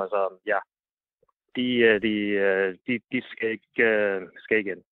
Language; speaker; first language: Danish; non-native, learner; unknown